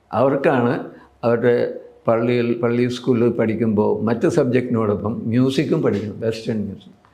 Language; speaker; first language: Malayalam; native; Malayalam